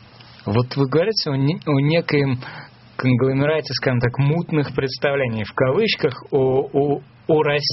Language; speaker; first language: Russian; native; Russian